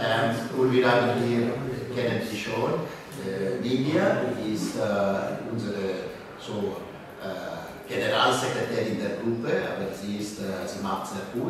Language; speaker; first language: German; non-native, local second language; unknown